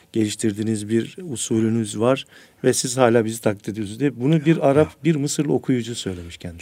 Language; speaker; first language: Turkish; native; Turkish